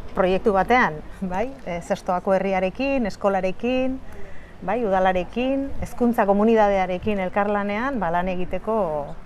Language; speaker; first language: Basque; native; Basque